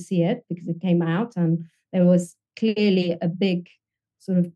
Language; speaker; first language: English; non-native, fluent; French